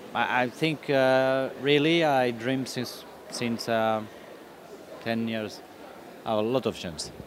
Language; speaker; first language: English; non-native, learner; French